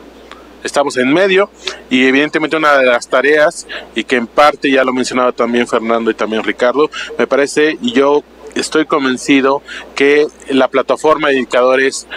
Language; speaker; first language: Spanish; native; Spanish